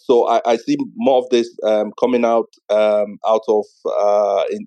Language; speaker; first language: English; non-native, local second language; Igbo